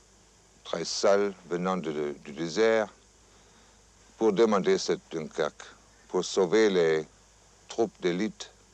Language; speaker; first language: French; non-native, fluent; German